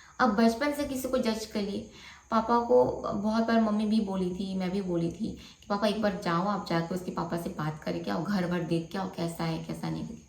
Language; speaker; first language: Hindi; non-native, local second language; Bangla